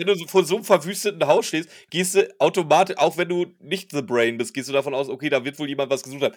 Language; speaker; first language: German; native; German